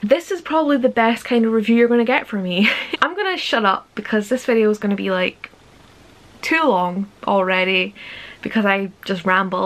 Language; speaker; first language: English; native; English